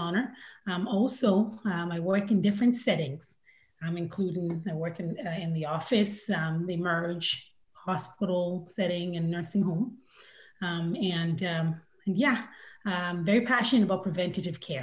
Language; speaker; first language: English; non-native, local second language; Yoruba